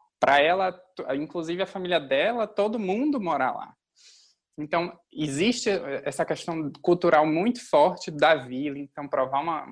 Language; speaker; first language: Portuguese; native; Portuguese